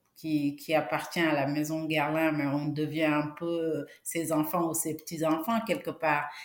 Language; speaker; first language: French; non-native, local second language; Wolof